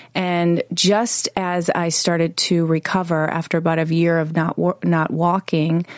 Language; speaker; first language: English; native; English